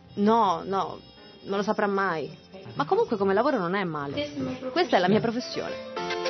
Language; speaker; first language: Italian; non-native, fluent; Russian